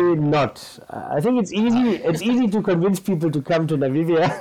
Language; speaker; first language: English; non-native, local second language; German